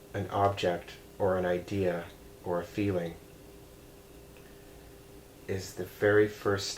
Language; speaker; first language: English; native; English